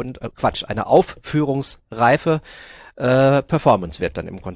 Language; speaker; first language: German; native; German